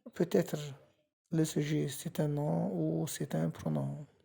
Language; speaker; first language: French; non-native, fluent; Arabic